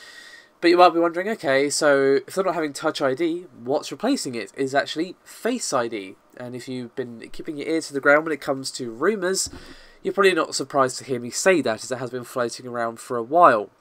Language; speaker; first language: English; native; English